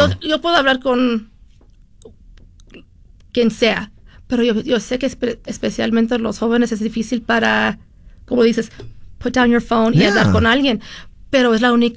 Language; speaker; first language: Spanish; early bilingual, heritage; Spanish